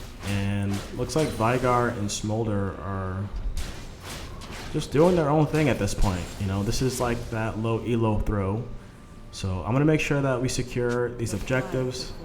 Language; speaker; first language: English; native; English